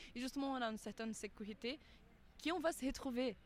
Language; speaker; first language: French; non-native, fluent; Portuguese